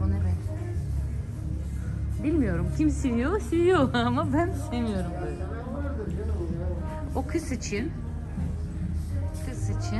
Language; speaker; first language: Turkish; non-native, learner; Russian